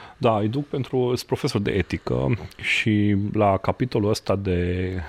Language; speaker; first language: Romanian; non-native, local second language; Hungarian